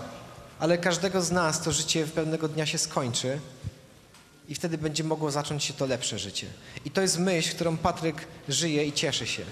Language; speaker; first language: Polish; native; Polish